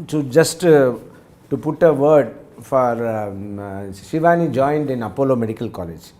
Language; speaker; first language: Telugu; early bilingual, heritage; Telugu